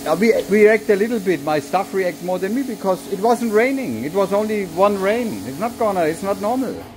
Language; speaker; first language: English; non-native, learner; German